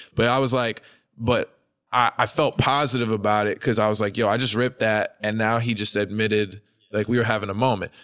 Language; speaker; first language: English; native; English